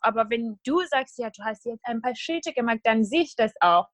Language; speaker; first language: German; non-native, fluent; North Ndebele